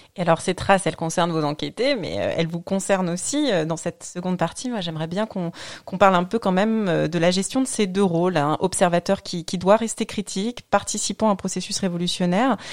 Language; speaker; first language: French; native; French